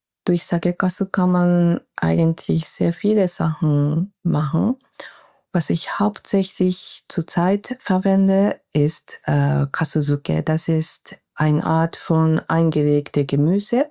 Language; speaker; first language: German; non-native, fluent; Japanese